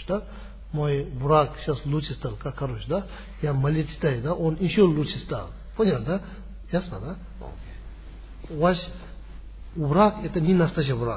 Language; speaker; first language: Russian; non-native, learner; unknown